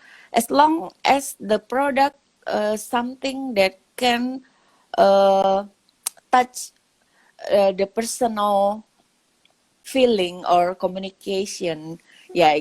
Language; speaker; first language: English; non-native, local second language; Indonesian